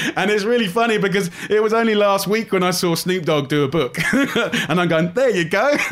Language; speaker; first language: English; native; English